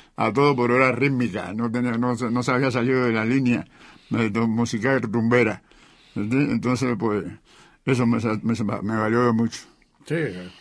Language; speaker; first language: Spanish; native; Spanish